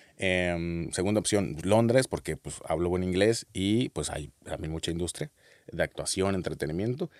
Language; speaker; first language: Spanish; native; Spanish